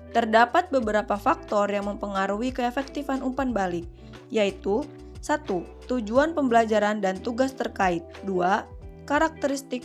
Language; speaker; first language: Indonesian; native; Indonesian